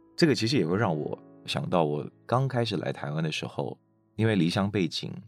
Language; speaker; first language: Chinese; non-native, local second language; Hakka Chinese